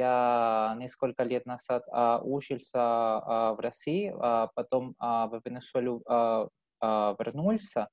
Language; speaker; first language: Russian; non-native, learner; Spanish